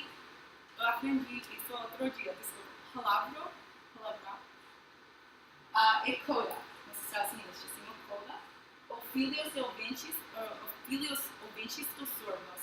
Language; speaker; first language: Portuguese; non-native, fluent; English